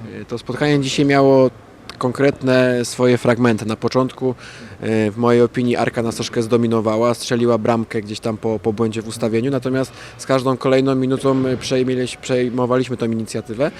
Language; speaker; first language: Polish; native; Polish